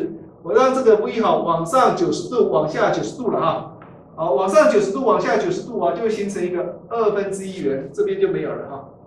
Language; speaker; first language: Chinese; native; Chinese